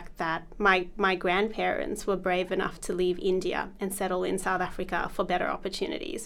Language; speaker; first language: English; native; English